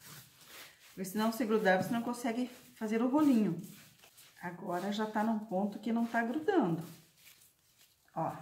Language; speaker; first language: Portuguese; native; Portuguese